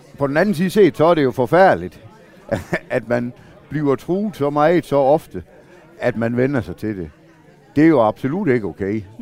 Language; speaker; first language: Danish; native; Danish